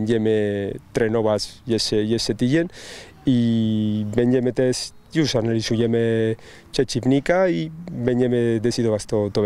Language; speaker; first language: Polish; non-native, learner; Spanish